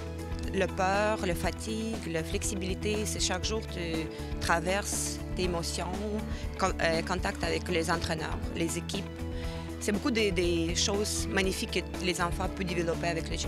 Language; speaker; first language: French; non-native, fluent; Russian